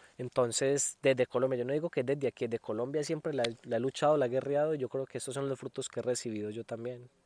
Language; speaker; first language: Spanish; native; Spanish